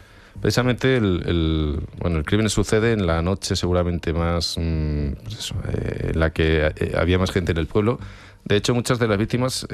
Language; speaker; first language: Spanish; native; Spanish